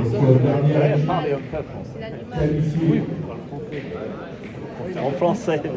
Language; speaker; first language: French; non-native, learner; English